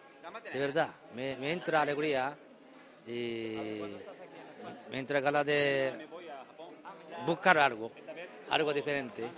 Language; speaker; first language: Spanish; non-native, fluent; Japanese